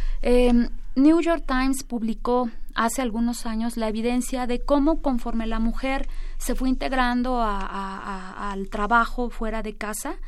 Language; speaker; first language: Spanish; native; Spanish